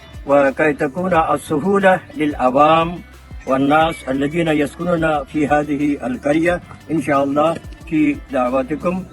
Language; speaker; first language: Arabic; non-native, learner; Urdu